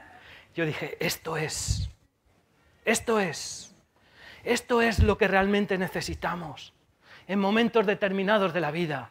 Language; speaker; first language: Spanish; native; Spanish